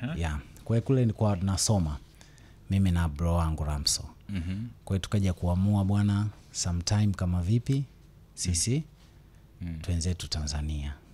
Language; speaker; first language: Swahili; native; Swahili